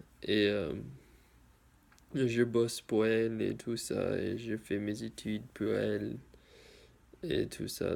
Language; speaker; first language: French; non-native, learner; English